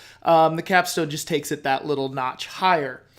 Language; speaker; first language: English; native; English